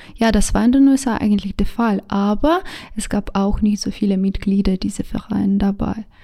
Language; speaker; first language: German; non-native, fluent; Russian